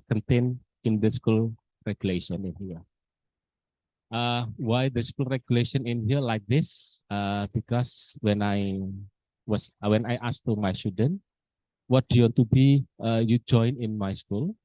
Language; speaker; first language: English; non-native, learner; Indonesian